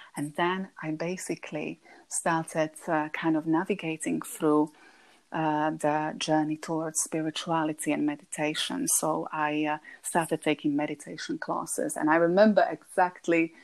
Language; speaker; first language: English; non-native, fluent; Slovak